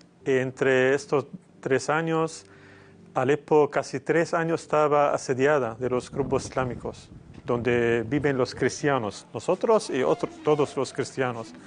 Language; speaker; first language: Spanish; non-native, fluent; Arabic